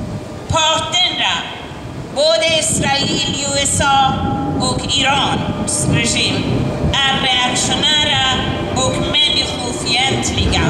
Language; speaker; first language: Swedish; non-native, learner; Persian